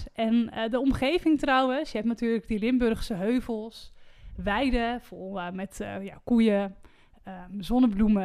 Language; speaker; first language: Dutch; native; Dutch